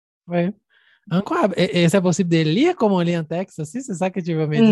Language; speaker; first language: French; non-native, fluent; Portuguese